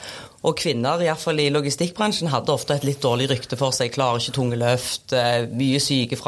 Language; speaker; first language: Norwegian; native; Norwegian